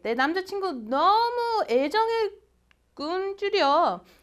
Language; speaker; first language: Korean; non-native, learner; English